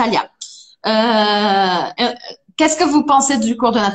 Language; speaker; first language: French; non-native, fluent; Portuguese